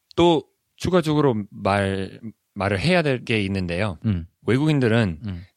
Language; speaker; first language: Korean; non-native, fluent; English